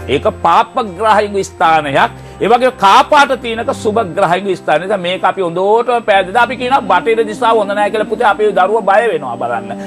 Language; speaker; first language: Sinhala; non-native, local second language; Tamil